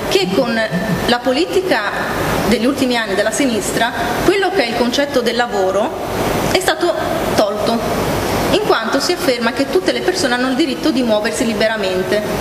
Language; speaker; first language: Italian; early bilingual, other home language; Arabic